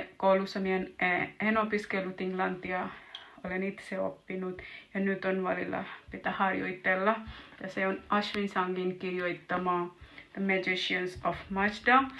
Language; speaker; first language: Finnish; non-native, learner; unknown